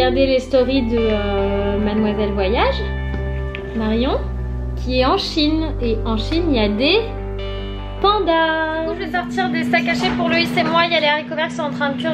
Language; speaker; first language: French; native; French